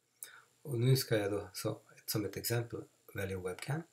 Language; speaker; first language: Swedish; non-native, fluent; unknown